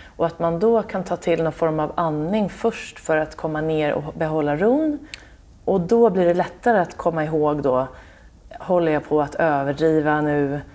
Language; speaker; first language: Swedish; native; Swedish